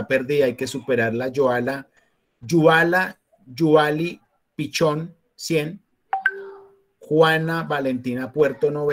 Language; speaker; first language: Spanish; native; Spanish